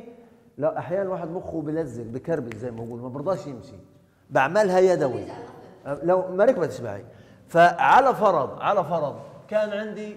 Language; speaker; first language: Arabic; native; Arabic